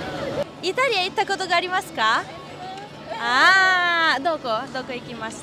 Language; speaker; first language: Japanese; non-native, fluent; Italian